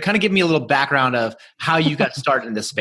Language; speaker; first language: English; native; English